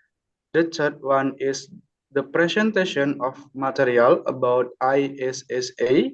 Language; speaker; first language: English; non-native, learner; Indonesian